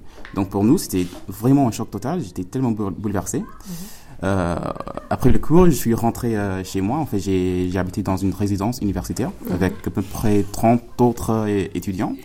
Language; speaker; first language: French; non-native, fluent; English